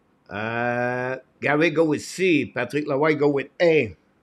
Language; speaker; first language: English; non-native, fluent; French